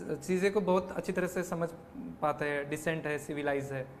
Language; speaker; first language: Hindi; non-native, local second language; Marathi